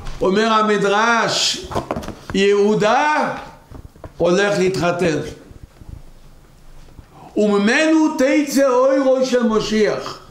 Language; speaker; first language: Hebrew; non-native, local second language; Yiddish